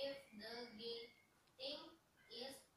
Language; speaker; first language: English; non-native, learner; Indonesian